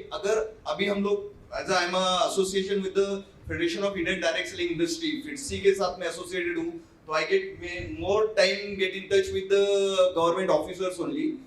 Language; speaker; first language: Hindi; native; Hindi